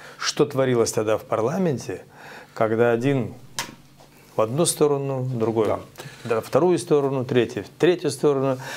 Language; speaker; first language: Russian; non-native, local second language; Romanian